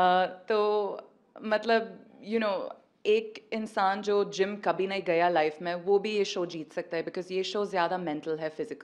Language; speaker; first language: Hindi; early bilingual, heritage; Hindi